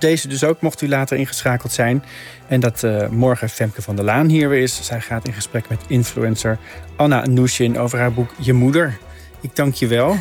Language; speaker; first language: Dutch; native; Dutch